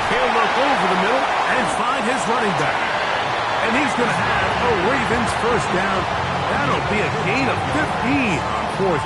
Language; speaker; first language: English; native; English